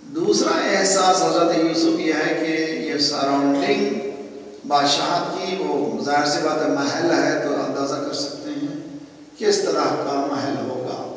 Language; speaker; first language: Urdu; native; Urdu